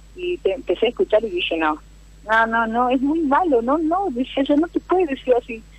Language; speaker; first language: Spanish; native; Spanish